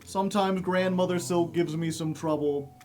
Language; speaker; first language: English; native; English